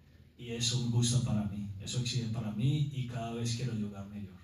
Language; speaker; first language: Portuguese; non-native, learner; Spanish